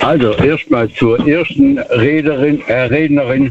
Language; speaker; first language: German; native; German